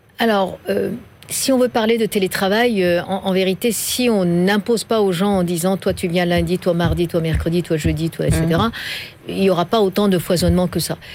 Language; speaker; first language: French; non-native, fluent; Persian